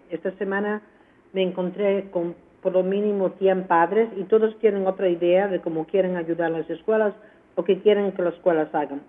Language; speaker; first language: Spanish; early bilingual, heritage; Spanish